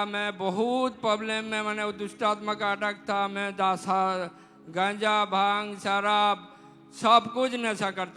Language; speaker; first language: Hindi; non-native, local second language; Odia